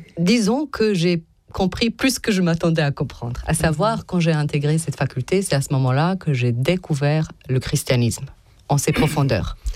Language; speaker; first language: French; non-native, fluent; Serbian